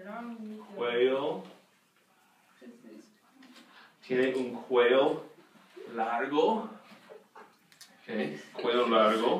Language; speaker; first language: Spanish; non-native, fluent; English